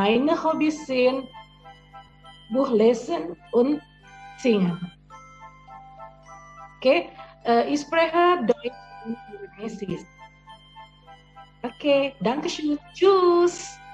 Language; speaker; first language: German; non-native, fluent; Indonesian